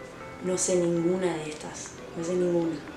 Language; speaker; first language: Spanish; non-native, fluent; English